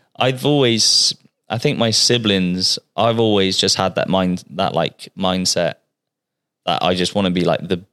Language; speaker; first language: English; native; English